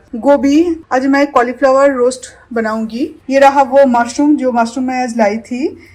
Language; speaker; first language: Hindi; non-native, local second language; Bangla